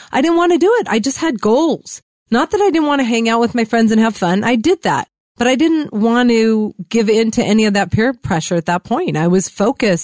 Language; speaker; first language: English; native; English